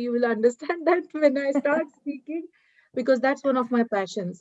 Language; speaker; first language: English; non-native, local second language; Marathi